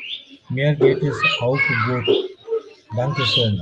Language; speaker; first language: German; non-native, fluent; Bangla